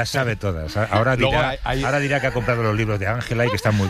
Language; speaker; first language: Spanish; native; Spanish